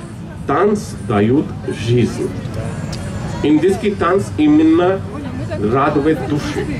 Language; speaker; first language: Russian; non-native, fluent; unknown